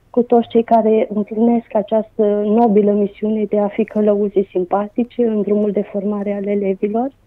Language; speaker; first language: Romanian; native; Romanian